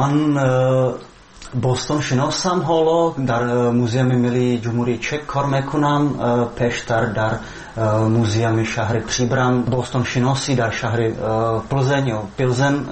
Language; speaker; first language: Persian; non-native, fluent; Czech